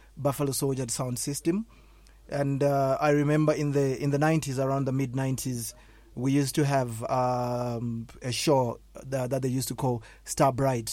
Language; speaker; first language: English; non-native, local second language; Shona